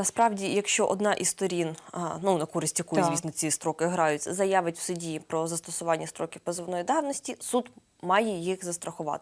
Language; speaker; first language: Ukrainian; native; Ukrainian